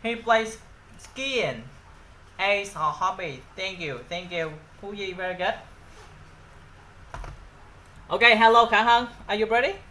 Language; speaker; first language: English; non-native, learner; Vietnamese